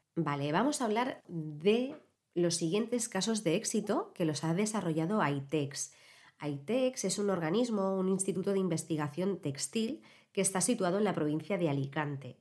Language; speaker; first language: Spanish; native; Spanish